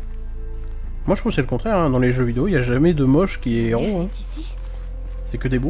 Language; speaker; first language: French; native; French